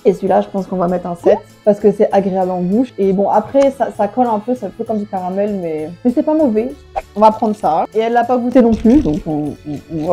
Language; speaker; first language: French; native; French